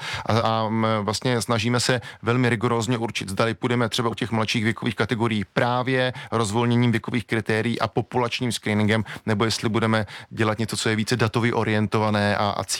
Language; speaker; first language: Czech; native; Czech